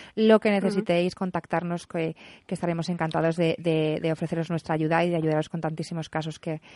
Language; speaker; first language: Spanish; early bilingual, other home language; English